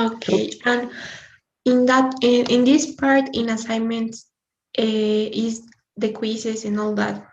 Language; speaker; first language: English; non-native, learner; Spanish